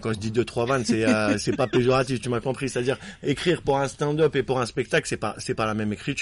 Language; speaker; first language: French; non-native, local second language; Arabic